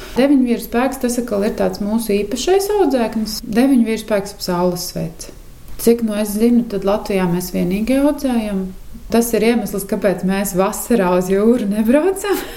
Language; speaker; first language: Latvian; native; Latvian